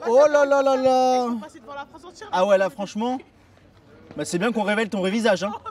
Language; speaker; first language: French; native; French